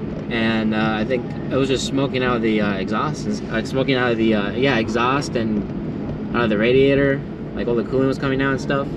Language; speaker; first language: English; native; English